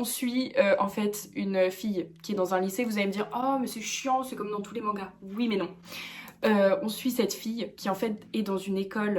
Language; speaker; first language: French; native; French